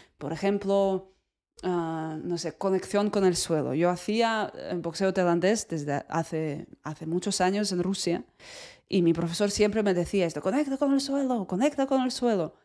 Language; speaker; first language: Spanish; non-native, fluent; Russian